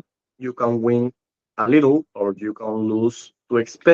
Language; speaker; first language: English; non-native, learner; Spanish